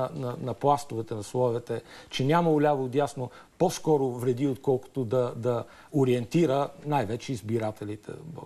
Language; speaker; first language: Bulgarian; native; Bulgarian